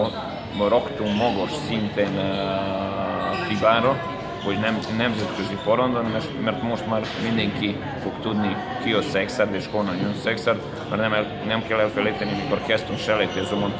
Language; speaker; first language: Hungarian; non-native, learner; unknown